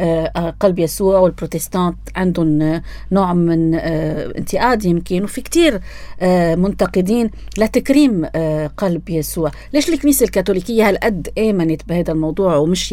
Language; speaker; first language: Arabic; native; Arabic